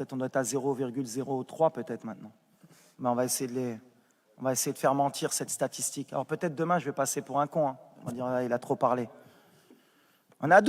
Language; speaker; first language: French; native; French